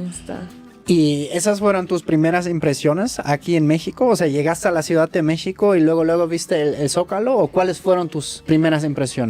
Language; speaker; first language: Spanish; native; Spanish